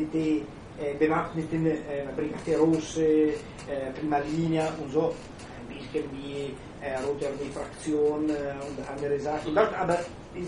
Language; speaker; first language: German; non-native, fluent; Italian